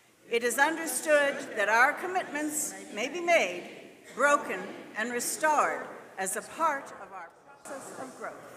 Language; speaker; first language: English; native; English